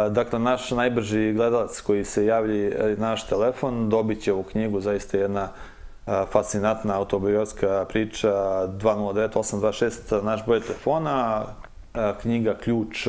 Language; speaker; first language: Serbian; native; Serbian